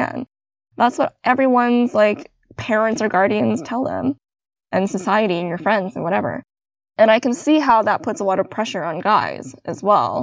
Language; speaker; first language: English; native; English